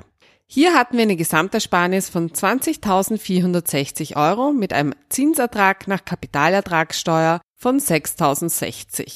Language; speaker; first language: German; native; German